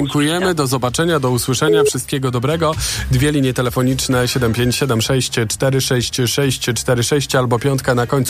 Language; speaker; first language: Polish; native; Polish